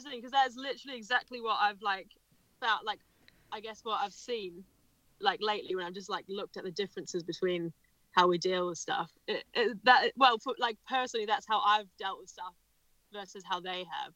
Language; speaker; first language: English; native; English